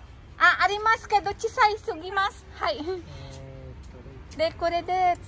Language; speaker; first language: Japanese; non-native, learner; Filipino